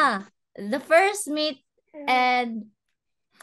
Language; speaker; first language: English; non-native, learner; Cebuano